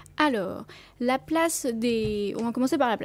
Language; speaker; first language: French; native; French